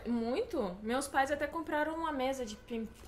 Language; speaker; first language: Portuguese; non-native, fluent; Russian